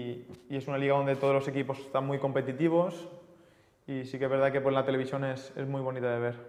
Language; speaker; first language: Portuguese; non-native, learner; Spanish